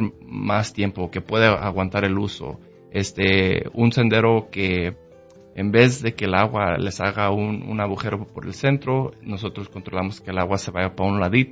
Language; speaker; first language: Spanish; early bilingual, heritage; Spanish